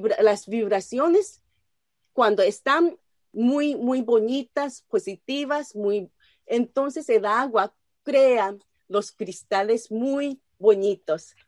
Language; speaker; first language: Spanish; non-native, learner; Japanese